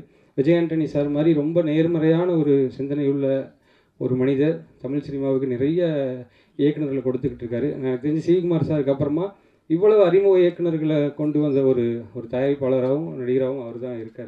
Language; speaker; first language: Tamil; native; Tamil